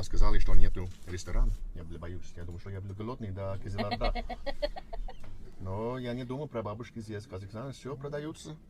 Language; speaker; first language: Russian; non-native, fluent; English